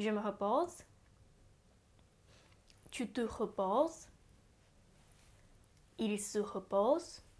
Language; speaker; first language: French; non-native, fluent; Japanese